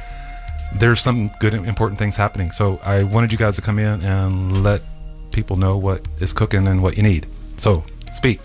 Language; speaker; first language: English; native; English